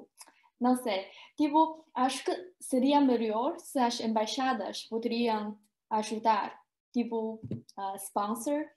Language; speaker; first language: Portuguese; non-native, fluent; Chinese